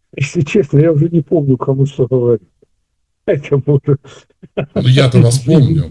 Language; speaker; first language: Russian; native; Russian